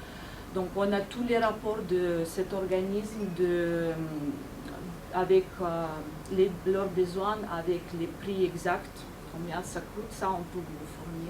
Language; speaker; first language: French; non-native, fluent; Ukrainian